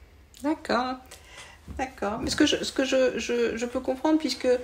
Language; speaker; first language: French; native; French